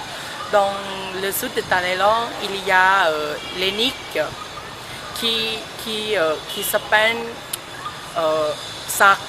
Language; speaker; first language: French; non-native, learner; Thai